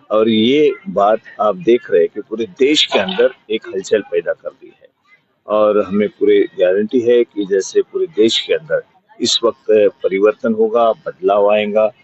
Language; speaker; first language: Hindi; non-native, local second language; Marathi